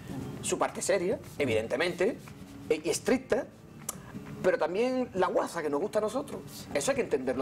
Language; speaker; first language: Spanish; native; Spanish